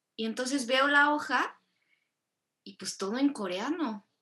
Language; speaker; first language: Spanish; early bilingual, other home language; Korean